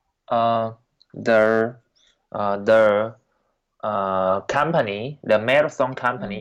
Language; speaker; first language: English; non-native, learner; Chinese